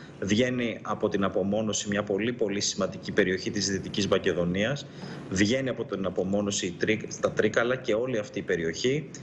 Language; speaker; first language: Greek; native; Greek